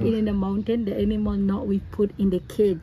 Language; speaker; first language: English; non-native, learner; Indonesian